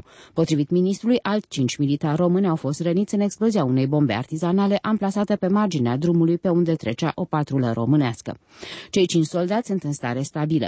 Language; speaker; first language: Romanian; native; Romanian